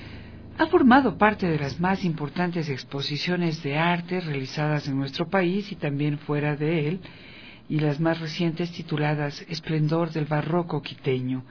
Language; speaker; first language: Spanish; native; Spanish